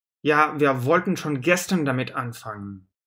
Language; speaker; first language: German; non-native, fluent; Russian